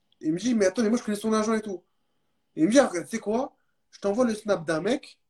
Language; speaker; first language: French; early bilingual, other home language; Arabic